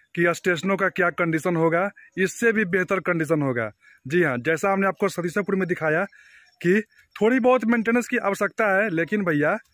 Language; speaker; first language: Hindi; native; Hindi